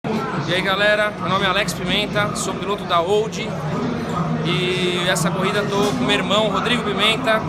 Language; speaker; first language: Portuguese; native; Portuguese